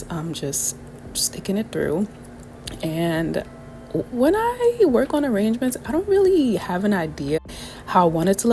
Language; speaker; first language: English; native; English